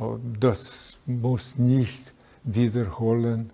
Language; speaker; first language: German; non-native, learner; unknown